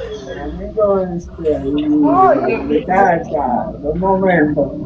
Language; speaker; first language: Spanish; non-native, learner; Haitian Creole